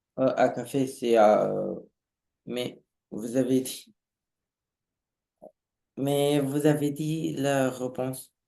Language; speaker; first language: French; non-native, learner; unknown